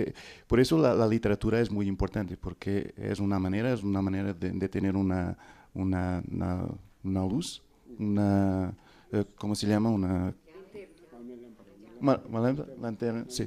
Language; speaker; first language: Spanish; non-native, fluent; Portuguese